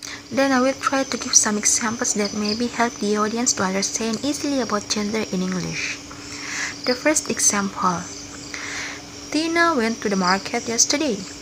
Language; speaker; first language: English; non-native, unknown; Indonesian